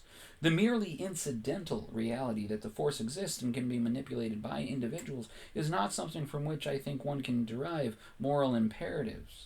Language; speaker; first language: English; native; English